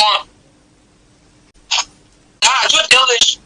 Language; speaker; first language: Russian; native; Russian